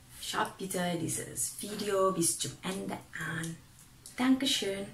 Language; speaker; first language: German; non-native, fluent; Indonesian